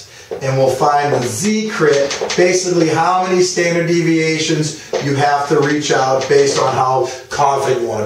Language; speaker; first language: English; native; English